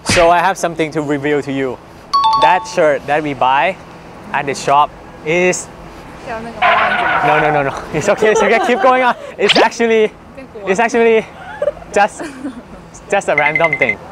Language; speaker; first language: English; non-native, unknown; Thai